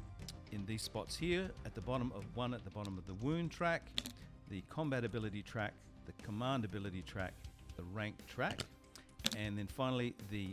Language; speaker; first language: English; native; English